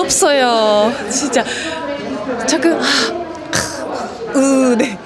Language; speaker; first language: Korean; non-native, learner; Japanese